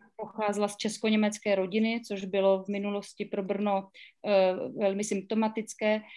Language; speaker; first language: Czech; native; Czech